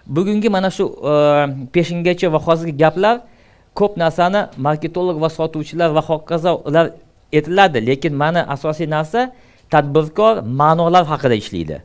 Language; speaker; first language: Uzbek; native; Uzbek